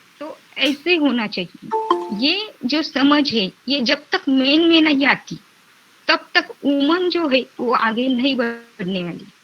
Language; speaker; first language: Hindi; non-native, local second language; Marathi